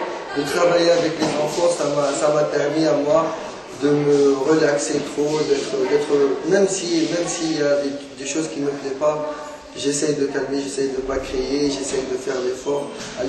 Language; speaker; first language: French; non-native, fluent; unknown